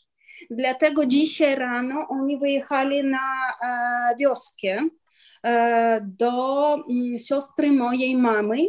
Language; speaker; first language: Polish; non-native, learner; Ukrainian